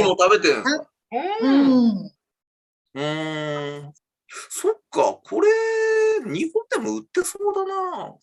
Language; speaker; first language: Japanese; native; Japanese